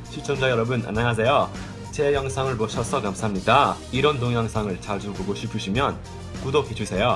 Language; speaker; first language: Korean; non-native, learner; English